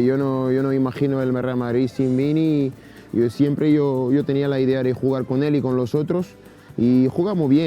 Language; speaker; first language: Spanish; non-native, fluent; French